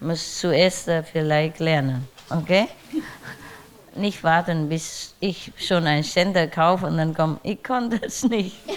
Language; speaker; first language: German; non-native, learner; Vietnamese